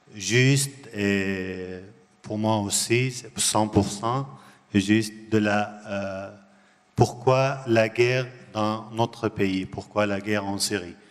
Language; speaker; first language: French; non-native, learner; Arabic